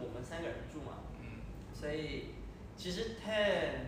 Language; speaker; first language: Chinese; native; Chinese